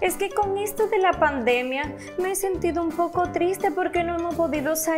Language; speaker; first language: Spanish; native; Spanish